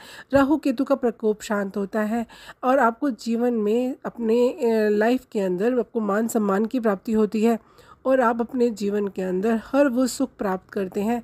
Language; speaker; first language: Hindi; native; Hindi